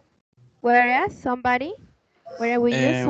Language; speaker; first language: English; non-native, fluent; Spanish